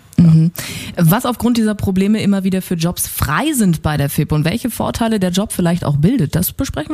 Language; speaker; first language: German; native; German